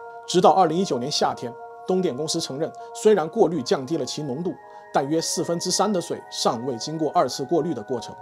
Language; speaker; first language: Chinese; native; Chinese